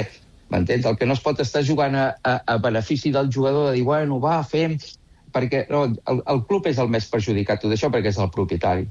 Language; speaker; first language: Catalan; native; Catalan